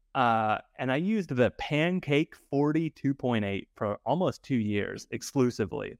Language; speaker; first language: English; native; English